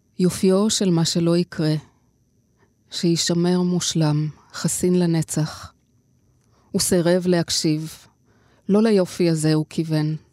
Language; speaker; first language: Hebrew; native; Hebrew